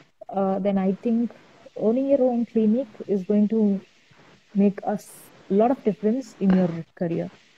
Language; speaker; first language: English; non-native, local second language; Tamil